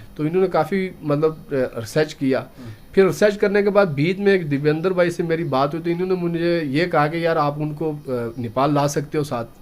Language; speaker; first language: Urdu; native; Urdu